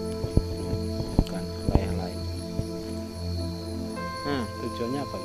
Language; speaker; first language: Indonesian; native; Indonesian